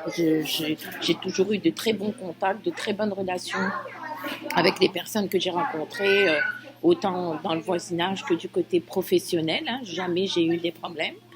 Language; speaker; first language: French; non-native, local second language; Kabyle